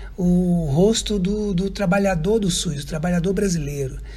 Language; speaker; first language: Portuguese; native; Portuguese